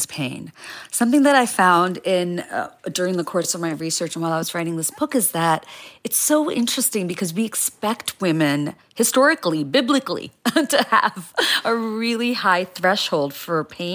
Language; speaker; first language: English; non-native, local second language; Bangla